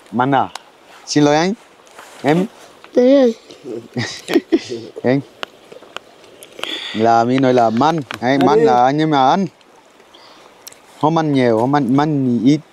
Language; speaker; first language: Vietnamese; non-native, learner; Portuguese